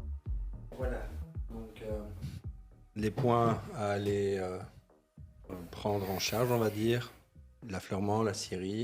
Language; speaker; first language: French; native; French